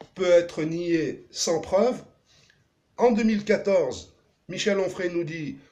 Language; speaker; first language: French; early bilingual, other home language; Arabic